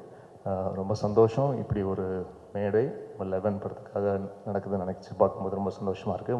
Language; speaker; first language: Tamil; native; Tamil